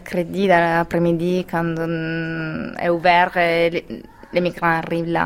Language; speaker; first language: French; non-native, fluent; Italian